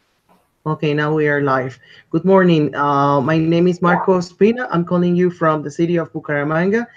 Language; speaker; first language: English; non-native, fluent; Spanish